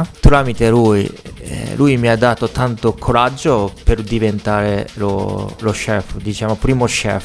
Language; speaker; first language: Italian; non-native, fluent; Japanese